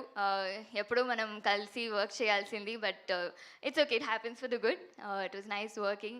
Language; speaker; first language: Telugu; non-native, fluent; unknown